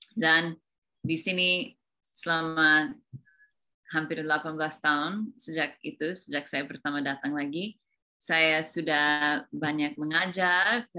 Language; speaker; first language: Indonesian; early bilingual, other home language; English